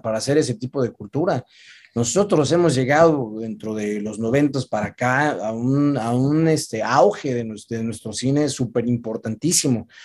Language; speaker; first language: Spanish; native; Spanish